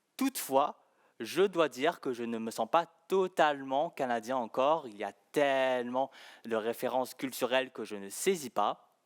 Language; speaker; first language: French; early bilingual, other home language; Chinese